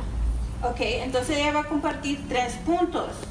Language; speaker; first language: Spanish; early bilingual, heritage; Spanish